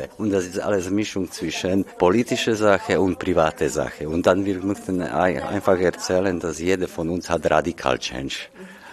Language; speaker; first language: German; non-native, learner; Slovak